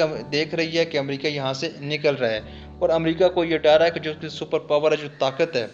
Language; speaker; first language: Hindi; non-native, local second language; Punjabi